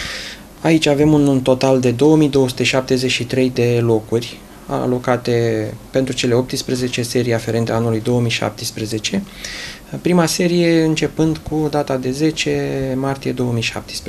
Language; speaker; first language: Romanian; native; Romanian